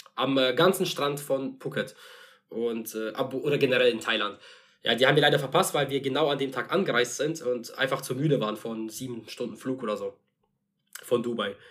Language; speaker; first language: German; non-native, fluent; Russian